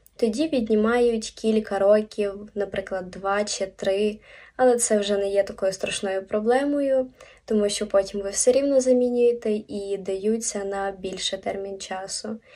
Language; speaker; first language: Ukrainian; native; Ukrainian